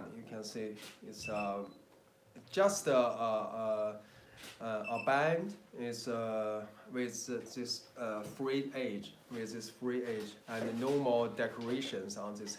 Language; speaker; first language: English; non-native, learner; Chinese